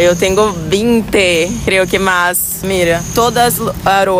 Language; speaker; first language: Spanish; non-native, fluent; Portuguese